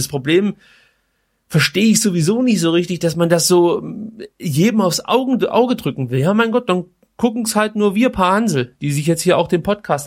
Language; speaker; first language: German; native; German